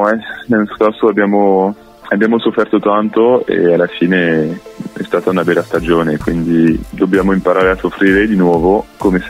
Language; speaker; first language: Italian; non-native, fluent; French